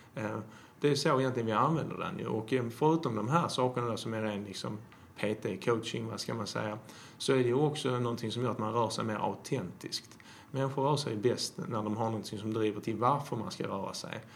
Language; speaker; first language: Swedish; native; Swedish